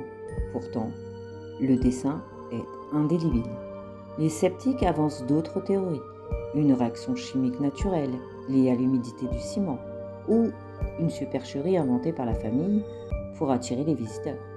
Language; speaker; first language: French; native; French